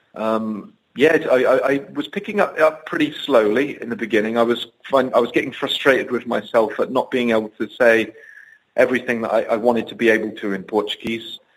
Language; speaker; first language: English; native; English